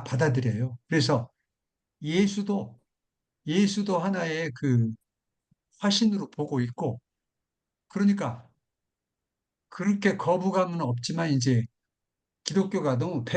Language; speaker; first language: Korean; native; Korean